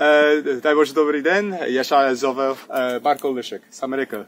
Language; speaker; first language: Ukrainian; early bilingual, heritage; English